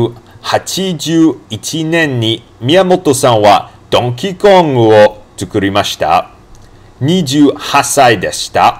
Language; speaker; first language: Japanese; non-native, learner; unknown